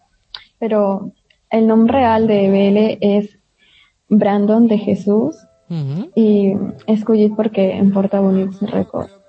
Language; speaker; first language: Catalan; non-native, local second language; Spanish